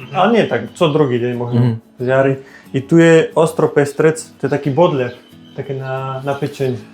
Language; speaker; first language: Polish; non-native, learner; Slovak